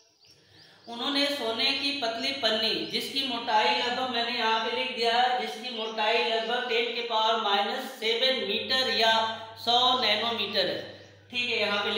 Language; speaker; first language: Hindi; native; Hindi